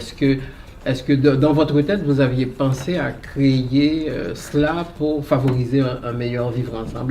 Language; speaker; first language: French; native; French